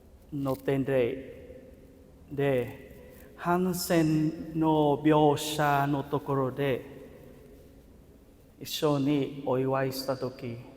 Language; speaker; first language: Japanese; non-native, fluent; Vietnamese